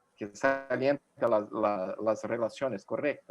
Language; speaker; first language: Spanish; non-native, fluent; Portuguese